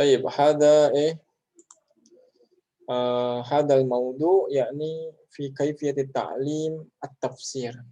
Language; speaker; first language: Arabic; non-native, fluent; Indonesian